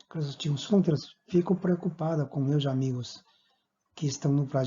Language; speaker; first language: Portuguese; non-native, fluent; Korean